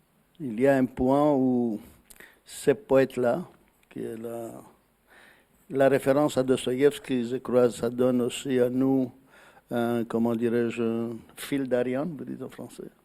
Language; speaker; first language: French; non-native, fluent; Greek